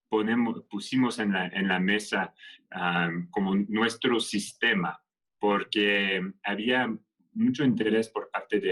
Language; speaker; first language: Spanish; non-native, fluent; French